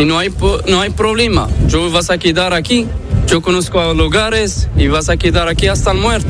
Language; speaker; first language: Spanish; non-native, learner; Arabic